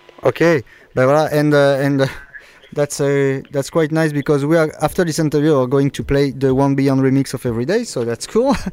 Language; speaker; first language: English; non-native, fluent; French